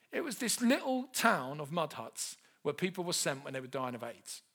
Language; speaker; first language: English; native; English